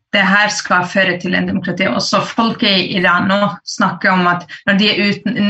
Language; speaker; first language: Norwegian; early bilingual, other home language; Persian